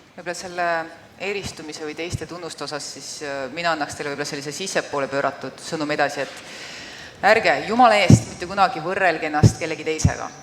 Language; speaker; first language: Estonian; native; Estonian